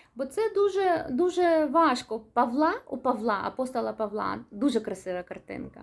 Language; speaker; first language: Ukrainian; non-native, local second language; Russian